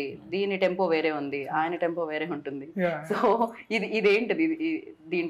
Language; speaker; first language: Telugu; native; Telugu